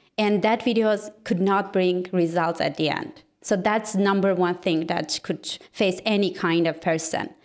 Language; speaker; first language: English; non-native, fluent; Armenian